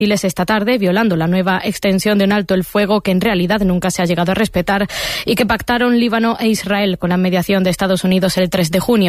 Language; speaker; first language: Spanish; native; Spanish